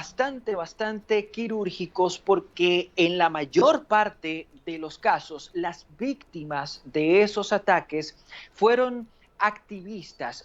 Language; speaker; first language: Spanish; native; Spanish